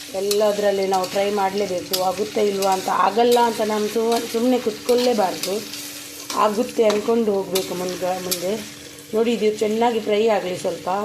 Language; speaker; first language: Kannada; non-native, local second language; Tulu